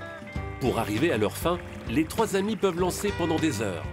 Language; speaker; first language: French; native; French